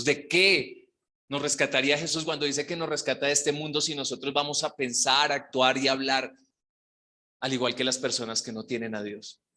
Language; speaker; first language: Spanish; native; Spanish